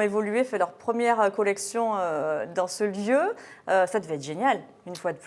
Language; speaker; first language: French; native; French